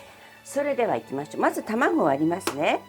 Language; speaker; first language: Japanese; early bilingual, other home language; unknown